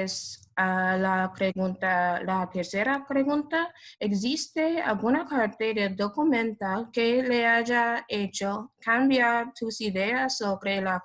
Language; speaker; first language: Spanish; non-native, fluent; English